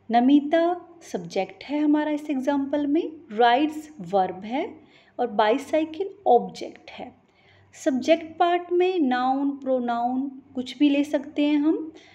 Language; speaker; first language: Hindi; native; Hindi